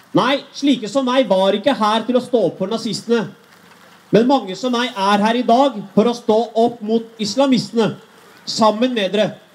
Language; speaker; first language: Norwegian; early bilingual, other home language; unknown